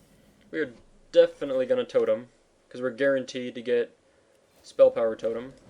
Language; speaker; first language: English; native; English